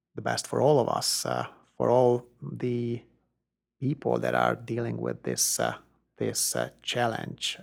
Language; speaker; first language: English; non-native, fluent; Hungarian